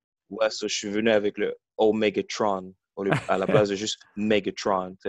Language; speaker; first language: French; early bilingual, heritage; French